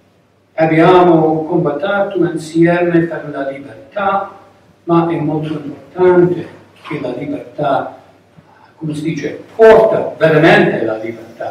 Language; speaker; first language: Italian; non-native, learner; English